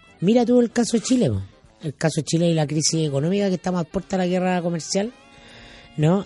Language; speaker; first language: Spanish; native; Spanish